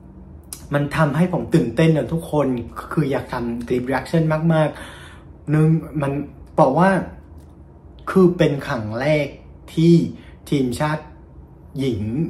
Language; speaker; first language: Thai; non-native, fluent; Vietnamese